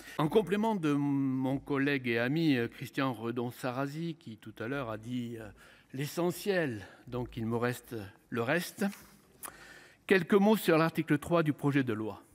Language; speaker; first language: French; native; French